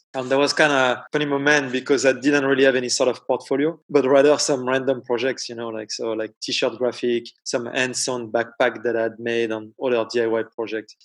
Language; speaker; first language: English; non-native, fluent; French